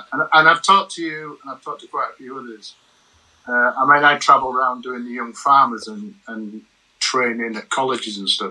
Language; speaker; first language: English; native; English